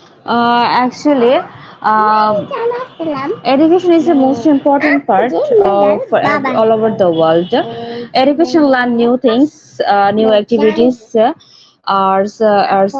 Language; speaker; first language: English; non-native, learner; Bangla